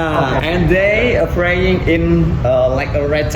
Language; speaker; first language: English; non-native, learner; Indonesian